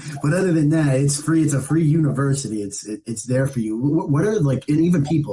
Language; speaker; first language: English; native; English